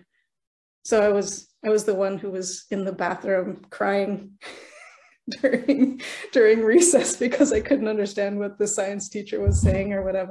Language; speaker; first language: English; early bilingual, other home language; Norwegian